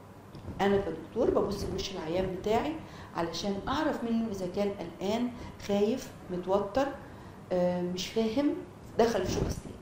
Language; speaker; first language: Arabic; native; Arabic